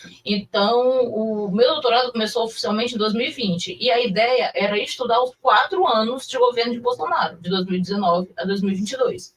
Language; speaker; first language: Portuguese; native; Portuguese